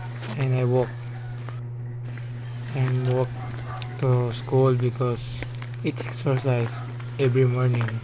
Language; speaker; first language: English; non-native, learner; Cebuano